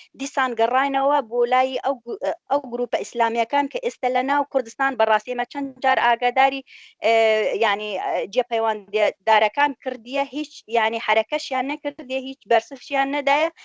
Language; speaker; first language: Central Kurdish; non-native, local second language; Kurdish